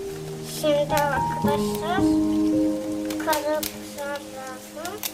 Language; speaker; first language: Turkish; early bilingual, heritage; Turkish